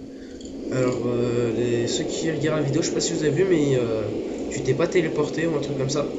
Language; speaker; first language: French; native; French